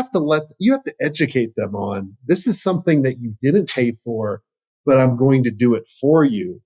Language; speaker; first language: English; native; English